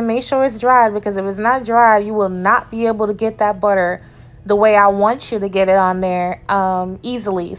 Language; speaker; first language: English; native; English